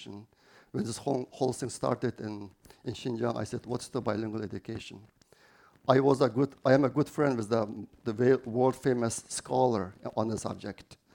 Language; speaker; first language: English; non-native, fluent; Chinese